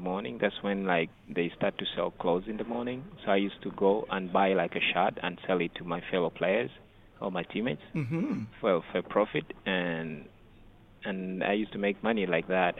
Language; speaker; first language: English; non-native, local second language; Ganda